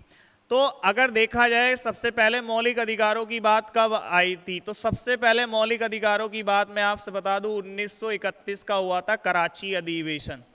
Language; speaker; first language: Hindi; native; Hindi